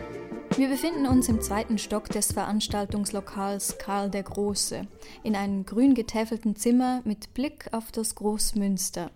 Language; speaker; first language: German; native; German